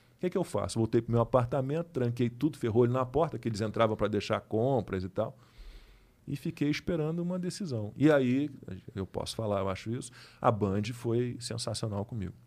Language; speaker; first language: Portuguese; native; Portuguese